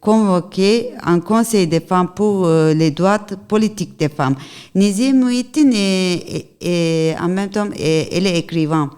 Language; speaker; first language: French; non-native, learner; Turkish